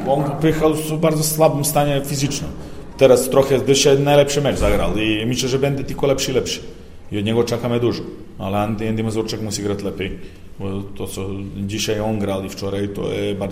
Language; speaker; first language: Polish; non-native, learner; Serbian